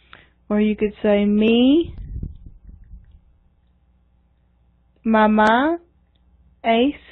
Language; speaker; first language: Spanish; non-native, fluent; English